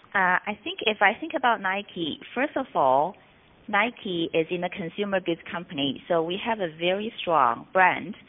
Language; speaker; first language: English; non-native, fluent; Chinese